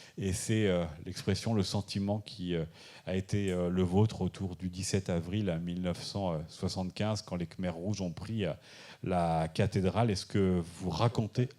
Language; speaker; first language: French; native; French